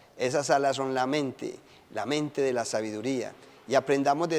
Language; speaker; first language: Spanish; native; Spanish